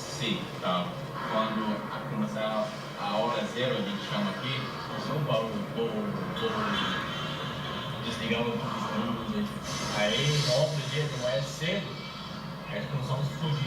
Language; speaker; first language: Portuguese; non-native, fluent; Arabic